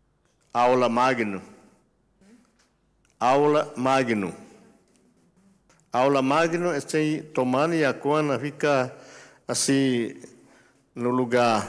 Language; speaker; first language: Portuguese; non-native, local second language; Yanomámi